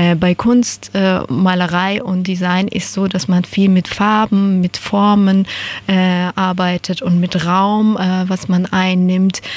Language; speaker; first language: German; non-native, fluent; Persian